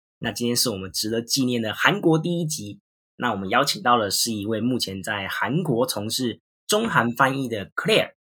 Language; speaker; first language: Chinese; native; Chinese